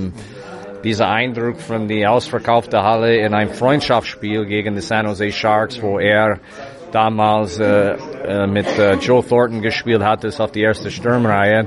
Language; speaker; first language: German; non-native, fluent; English